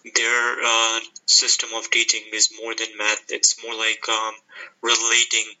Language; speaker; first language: English; non-native, local second language; Hindi